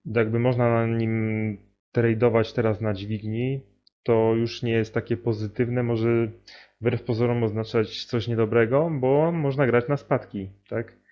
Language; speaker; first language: Polish; native; Polish